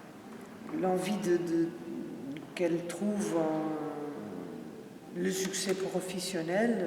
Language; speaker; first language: French; non-native, fluent; Portuguese